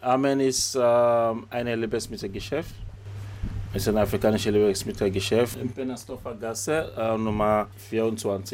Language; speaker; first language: German; non-native, learner; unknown